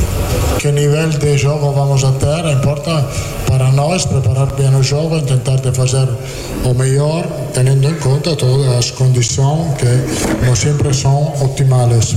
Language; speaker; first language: Portuguese; non-native, fluent; Italian